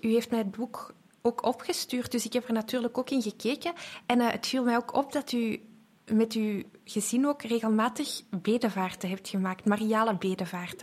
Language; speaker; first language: Dutch; native; Dutch